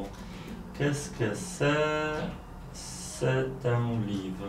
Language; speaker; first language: French; non-native, learner; Polish